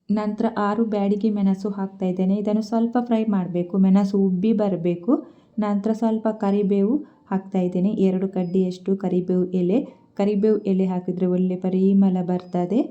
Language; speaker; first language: Kannada; non-native, local second language; Tulu